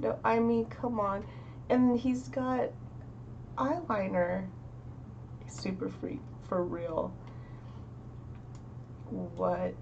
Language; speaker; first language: English; native; English